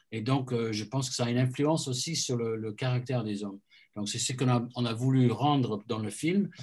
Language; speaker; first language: French; non-native, fluent; English